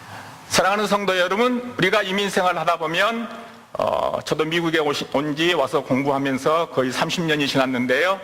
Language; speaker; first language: Korean; native; Korean